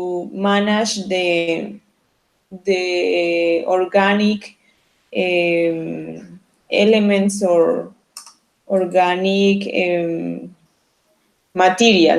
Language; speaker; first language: English; non-native, learner; Spanish